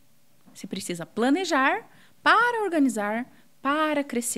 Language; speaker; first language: Portuguese; native; Portuguese